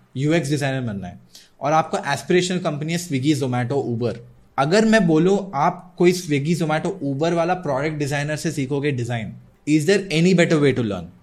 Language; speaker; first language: Hindi; non-native, local second language; Odia